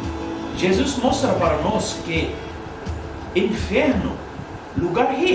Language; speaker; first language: Portuguese; non-native, learner; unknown